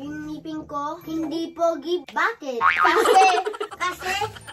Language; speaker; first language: Filipino; early bilingual, heritage; Filipino